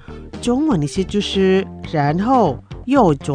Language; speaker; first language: Chinese; non-native, fluent; Indonesian